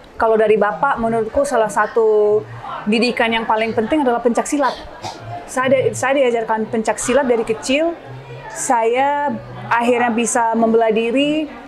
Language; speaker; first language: Indonesian; early bilingual, heritage; English